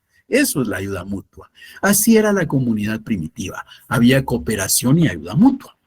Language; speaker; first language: Spanish; native; Spanish